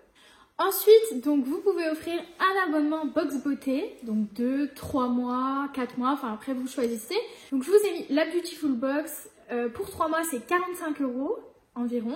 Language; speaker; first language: French; native; French